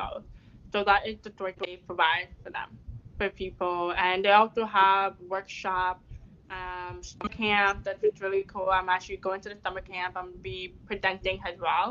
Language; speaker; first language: English; native; English